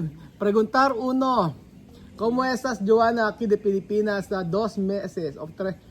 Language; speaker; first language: Spanish; non-native, learner; Filipino